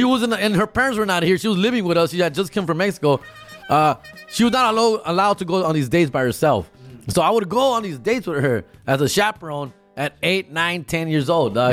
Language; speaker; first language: English; early bilingual, other home language; Spanish